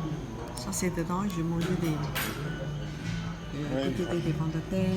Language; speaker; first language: French; non-native, learner; Chinese